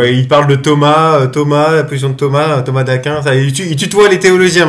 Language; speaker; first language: French; native; French